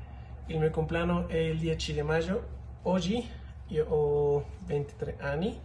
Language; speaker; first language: Italian; non-native, learner; Spanish